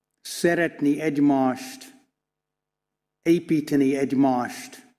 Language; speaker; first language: Hungarian; non-native, fluent; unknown